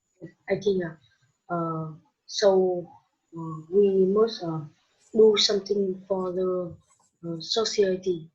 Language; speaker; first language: English; non-native, learner; Vietnamese